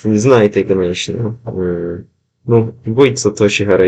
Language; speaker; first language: Russian; non-native, learner; English